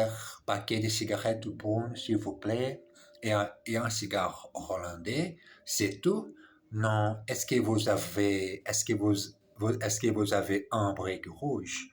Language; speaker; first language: French; non-native, learner; English